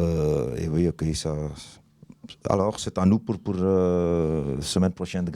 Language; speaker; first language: French; non-native, learner; Dutch